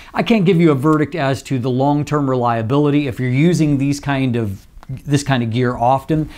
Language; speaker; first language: English; native; English